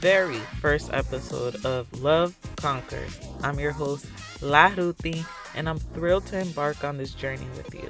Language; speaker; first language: English; native; English